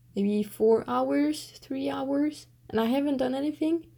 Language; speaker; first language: English; non-native, fluent; French